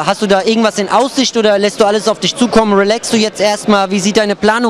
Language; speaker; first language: German; native; German